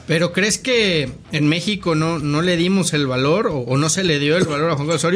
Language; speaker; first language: Spanish; native; Spanish